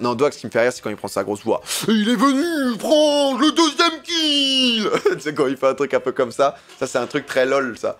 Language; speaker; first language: French; native; French